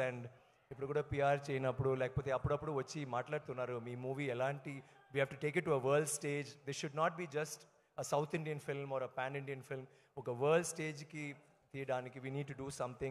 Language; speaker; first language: Telugu; non-native, learner; Tamil